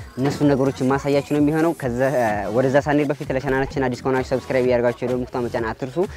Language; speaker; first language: Amharic; native; Amharic